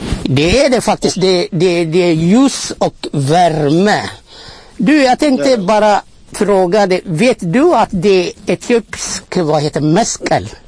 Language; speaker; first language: Swedish; non-native, fluent; Amharic